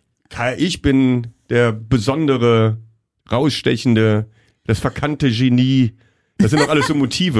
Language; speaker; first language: German; native; German